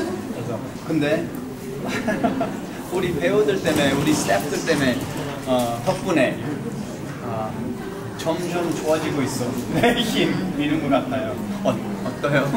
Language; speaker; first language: Korean; early bilingual, heritage; English